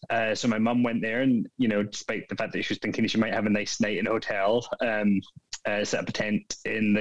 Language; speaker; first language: English; native; English